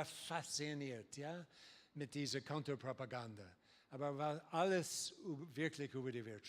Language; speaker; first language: German; non-native, learner; English